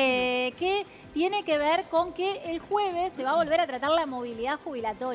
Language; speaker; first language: Spanish; native; Spanish